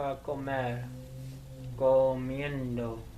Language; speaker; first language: Spanish; non-native, learner; English